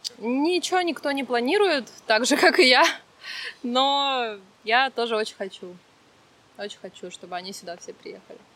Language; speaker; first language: Russian; native; Russian